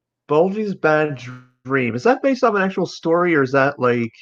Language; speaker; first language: English; native; English